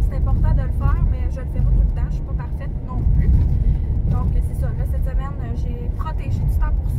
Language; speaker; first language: French; native; French